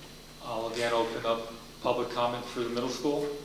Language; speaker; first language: English; native; English